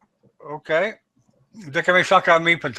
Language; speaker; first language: Spanish; non-native, learner; English